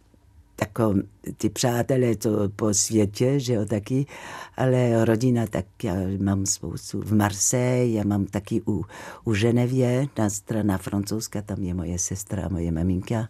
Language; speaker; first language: Czech; non-native, fluent; French